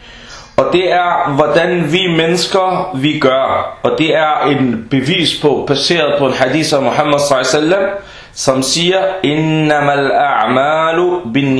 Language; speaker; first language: Danish; early bilingual, other home language; Arabic